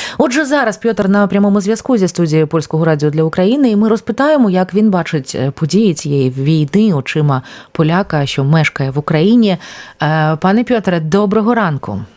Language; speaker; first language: Ukrainian; native; Ukrainian